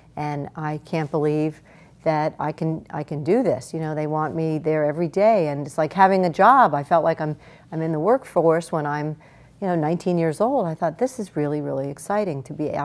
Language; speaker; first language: English; native; English